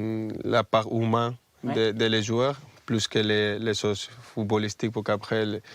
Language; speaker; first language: French; non-native, fluent; Spanish